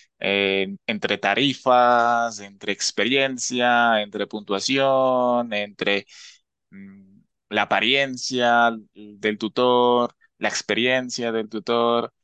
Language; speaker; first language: Spanish; native; Spanish